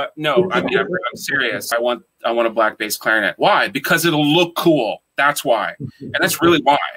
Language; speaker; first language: English; native; English